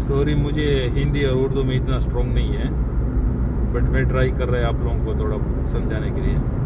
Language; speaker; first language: Hindi; non-native, local second language; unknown